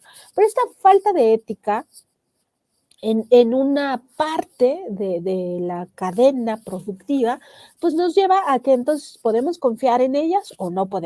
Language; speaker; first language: Spanish; native; Spanish